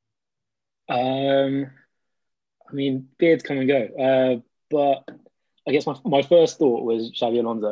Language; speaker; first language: English; native; English